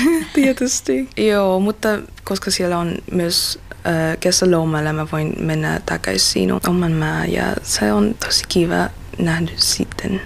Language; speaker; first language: Finnish; non-native, learner; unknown